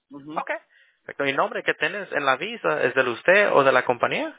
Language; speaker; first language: Spanish; early bilingual, heritage; Spanish